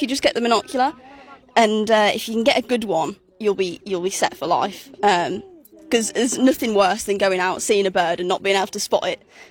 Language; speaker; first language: English; native; English